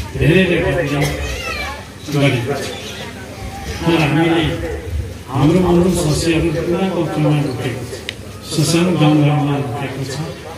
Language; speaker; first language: Nepali; non-native, local second language; Limbu